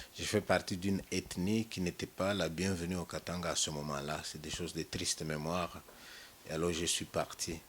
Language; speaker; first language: French; non-native, local second language; Luba-Lulua